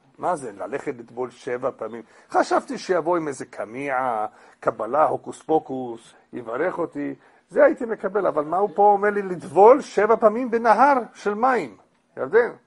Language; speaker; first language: Hebrew; non-native, fluent; English